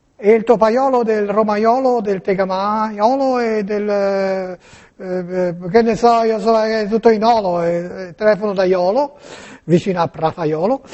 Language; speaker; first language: Italian; native; Italian